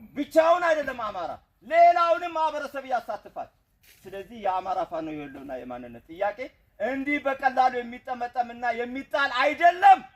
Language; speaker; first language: Amharic; non-native, local second language; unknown